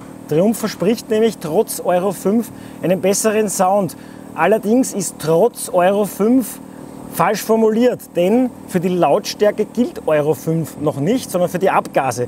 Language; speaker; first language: German; native; German